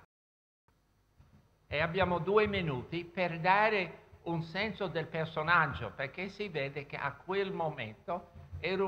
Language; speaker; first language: Italian; non-native, fluent; English